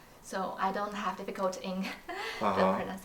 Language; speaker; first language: English; non-native, learner; Chinese